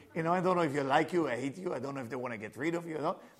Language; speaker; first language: English; non-native, fluent; Hebrew